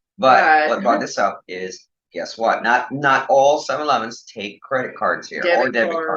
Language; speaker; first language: English; native; English